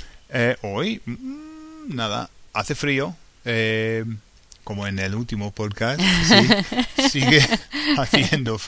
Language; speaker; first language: Spanish; non-native, fluent; English